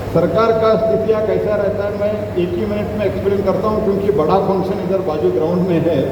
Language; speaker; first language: Hindi; non-native, local second language; Kannada